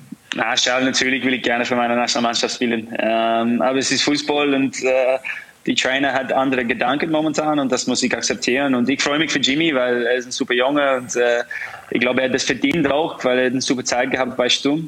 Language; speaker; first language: German; non-native, fluent; English